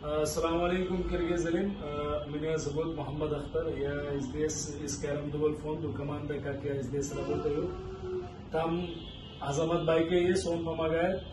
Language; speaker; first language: Russian; non-native, learner; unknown